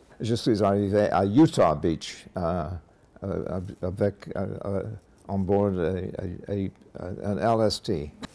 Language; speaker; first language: French; non-native, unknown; English